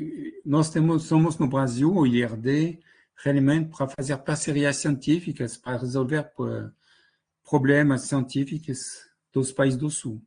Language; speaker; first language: Portuguese; non-native, fluent; French